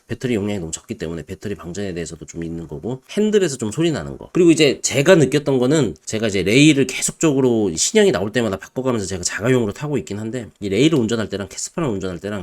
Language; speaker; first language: Korean; native; Korean